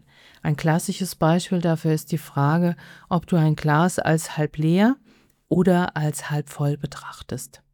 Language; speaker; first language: German; native; German